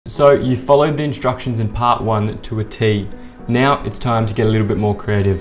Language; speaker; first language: English; native; English